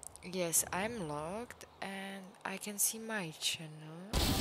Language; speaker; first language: English; non-native, fluent; Czech